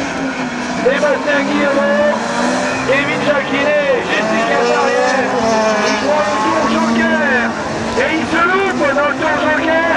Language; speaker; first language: French; native; French